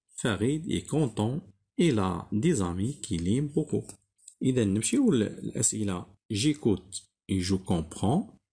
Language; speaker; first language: French; non-native, local second language; Arabic